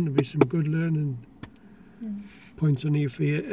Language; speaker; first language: English; native; English